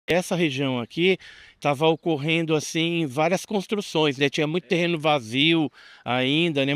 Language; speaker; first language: Portuguese; native; Portuguese